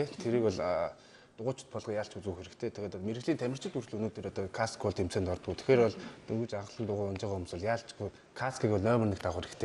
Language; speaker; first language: Mongolian; native; Mongolian